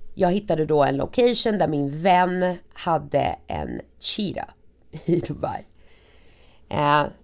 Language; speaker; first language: Swedish; early bilingual, other home language; Arabic